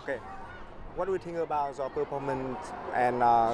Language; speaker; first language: English; non-native, learner; Vietnamese